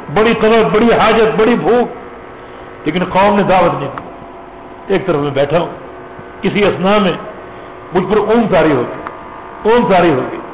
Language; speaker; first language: Urdu; native; Urdu